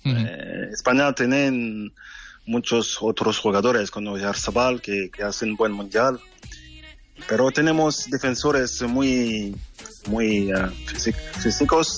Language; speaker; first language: Spanish; non-native, fluent; French